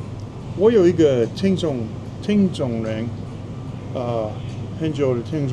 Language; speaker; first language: Chinese; non-native, fluent; English